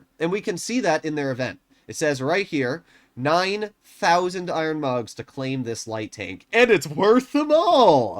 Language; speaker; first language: English; native; English